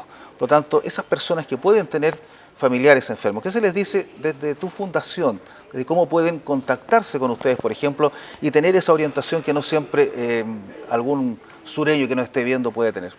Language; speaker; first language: Spanish; native; Spanish